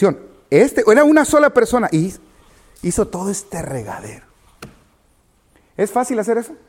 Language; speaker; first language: Spanish; native; Spanish